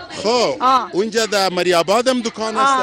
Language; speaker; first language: Persian; non-native, learner; Pashto